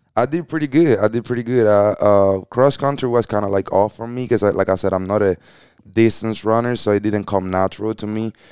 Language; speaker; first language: English; early bilingual, other home language; Spanish